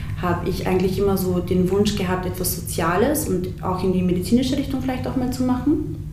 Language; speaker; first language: German; early bilingual, other home language; Bosnian